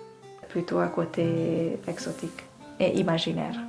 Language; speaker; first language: French; non-native, fluent; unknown